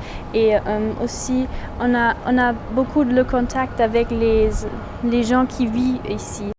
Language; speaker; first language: French; non-native, fluent; German